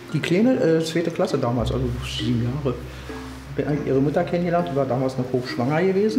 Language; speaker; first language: German; native; German